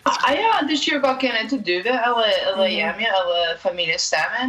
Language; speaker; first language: Albanian; native; Albanian